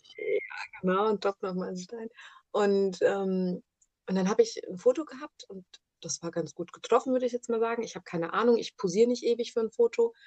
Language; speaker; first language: German; early bilingual, other home language; Italian